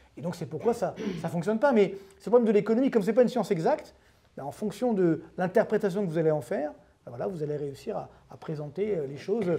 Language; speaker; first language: French; native; French